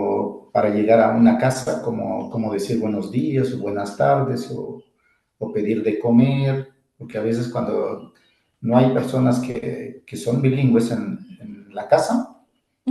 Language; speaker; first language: Spanish; non-native, local second language; Zapotec